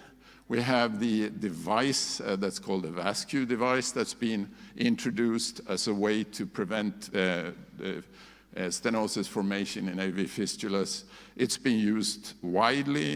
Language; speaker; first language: English; non-native, fluent; Swedish